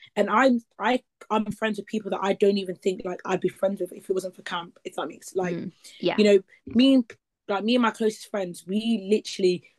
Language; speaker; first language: English; native; English